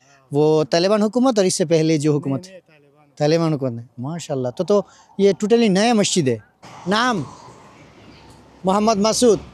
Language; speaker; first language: Hindi; non-native, learner; Bangla